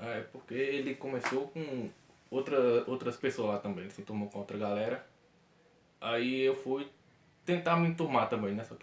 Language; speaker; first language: Portuguese; native; Portuguese